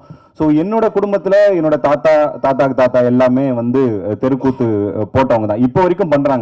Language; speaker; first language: Tamil; native; Tamil